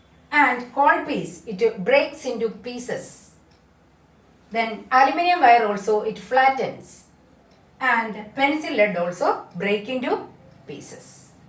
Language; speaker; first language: English; non-native, local second language; Malayalam